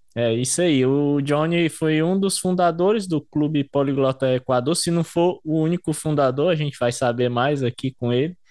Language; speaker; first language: Portuguese; native; Portuguese